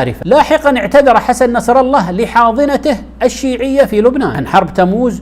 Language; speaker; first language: Arabic; native; Arabic